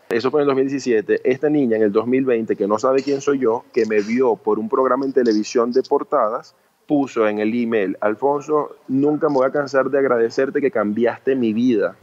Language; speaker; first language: Spanish; early bilingual, other home language; Chinese